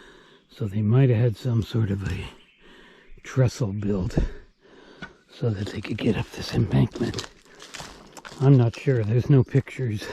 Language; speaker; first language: English; native; English